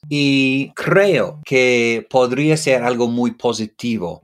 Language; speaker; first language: Spanish; non-native, fluent; English